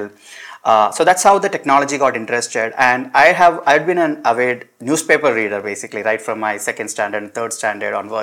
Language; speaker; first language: English; non-native, local second language; Malayalam